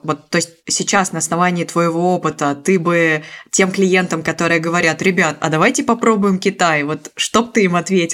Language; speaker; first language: Russian; native; Russian